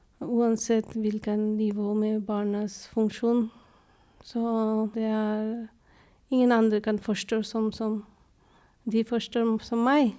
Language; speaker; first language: Norwegian; non-native, fluent; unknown